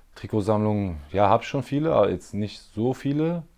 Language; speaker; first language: German; native; German